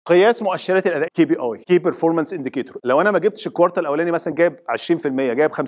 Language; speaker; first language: Arabic; native; Arabic